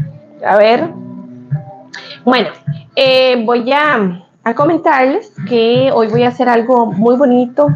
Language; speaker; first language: Spanish; native; Spanish